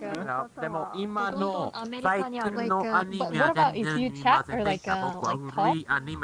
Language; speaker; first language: Japanese; non-native, learner; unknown